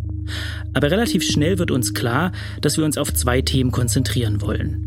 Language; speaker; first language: German; native; German